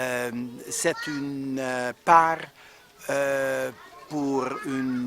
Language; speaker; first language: French; non-native, learner; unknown